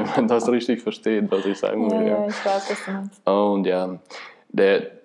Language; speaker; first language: German; non-native, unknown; Albanian